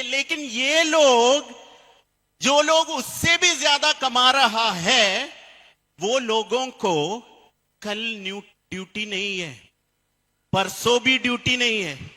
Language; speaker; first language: Hindi; non-native, fluent; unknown